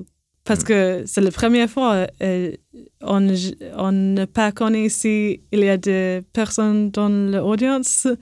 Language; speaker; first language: French; non-native, learner; English